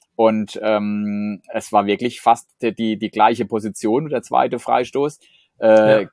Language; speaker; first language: German; native; German